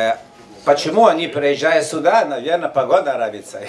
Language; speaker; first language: Russian; non-native, learner; Italian